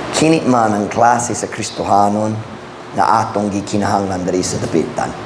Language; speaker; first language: Cebuano; non-native, fluent; English